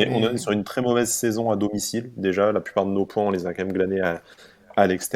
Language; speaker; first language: French; native; French